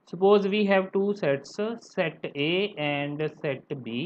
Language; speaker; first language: English; non-native, local second language; Punjabi